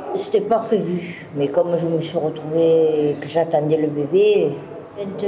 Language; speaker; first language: French; native; French